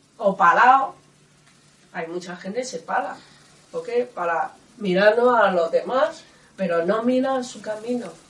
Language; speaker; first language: Spanish; non-native, learner; Chinese